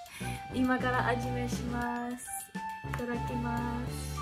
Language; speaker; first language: Japanese; early bilingual, heritage; English